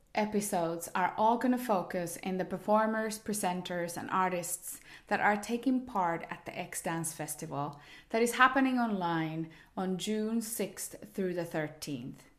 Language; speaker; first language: English; non-native, fluent; Finnish